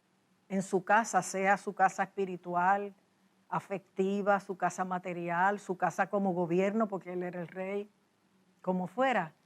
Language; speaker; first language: Spanish; native; Spanish